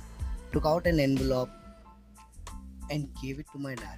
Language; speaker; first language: English; non-native, local second language; Hindi